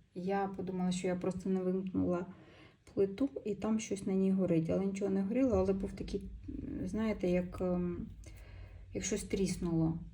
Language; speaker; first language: Ukrainian; non-native, local second language; Russian